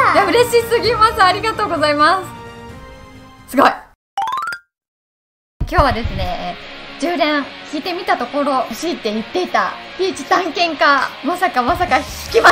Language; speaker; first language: Japanese; native; Japanese